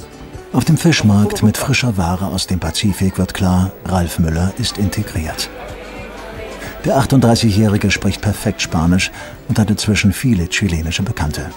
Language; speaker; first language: German; native; German